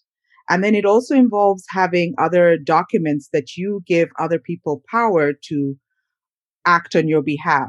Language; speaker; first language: English; non-native, local second language; Ganda